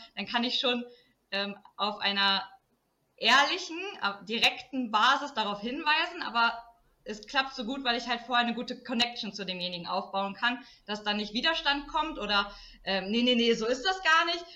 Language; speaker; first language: German; native; German